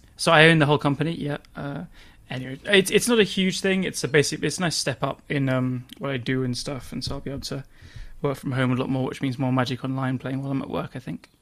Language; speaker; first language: English; native; English